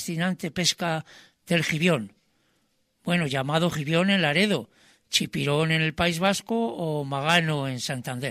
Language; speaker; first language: Spanish; native; Spanish